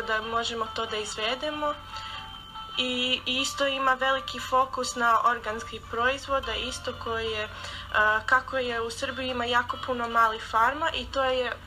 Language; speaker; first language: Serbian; early bilingual, heritage; Serbian